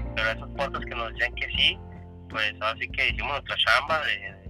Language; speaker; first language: Spanish; native; Spanish